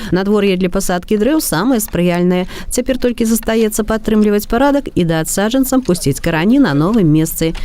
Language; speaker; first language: Belarusian; native; Belarusian